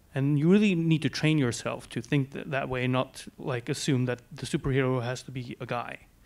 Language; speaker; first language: English; non-native, fluent; Swedish